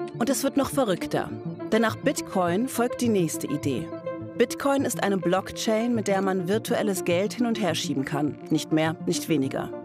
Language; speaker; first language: German; native; German